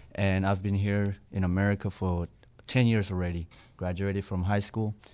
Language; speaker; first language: English; non-native, fluent; Burmese